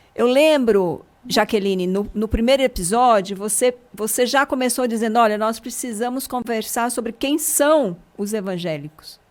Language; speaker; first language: Portuguese; native; Portuguese